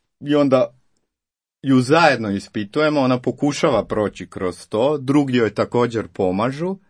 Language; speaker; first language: Croatian; native; Croatian